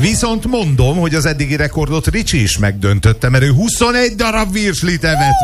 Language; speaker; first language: Hungarian; native; Hungarian